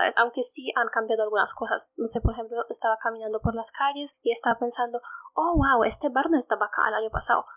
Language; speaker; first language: Spanish; non-native, fluent; Polish